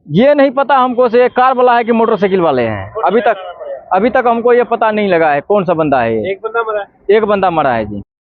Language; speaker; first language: Hindi; non-native, local second language; Punjabi